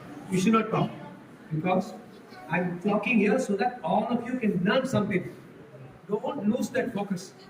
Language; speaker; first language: English; non-native, local second language; Tamil